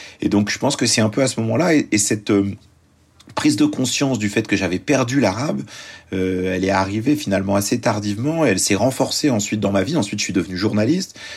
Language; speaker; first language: French; early bilingual, other home language; Arabic